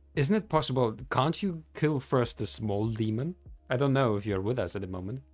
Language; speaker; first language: English; non-native, fluent; German